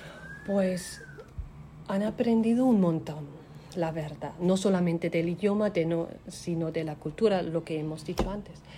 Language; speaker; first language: Spanish; non-native, fluent; German